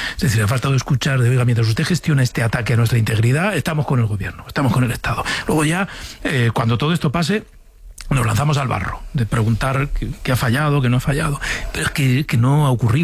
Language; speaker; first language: Spanish; native; Spanish